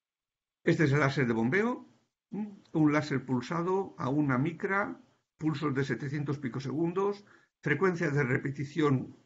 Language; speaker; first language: Spanish; native; Spanish